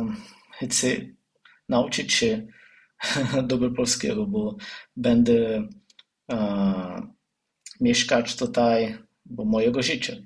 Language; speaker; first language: Polish; non-native, learner; Portuguese